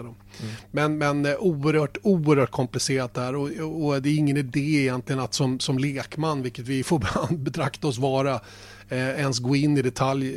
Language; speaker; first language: Swedish; native; Swedish